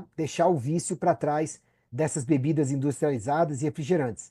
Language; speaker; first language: Portuguese; native; Portuguese